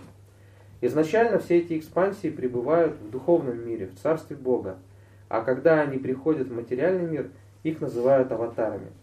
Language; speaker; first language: Russian; native; Russian